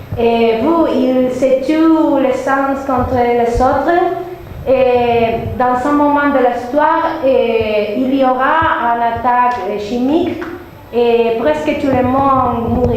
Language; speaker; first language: French; non-native, learner; Spanish